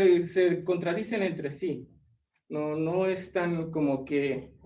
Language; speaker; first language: Spanish; early bilingual, other home language; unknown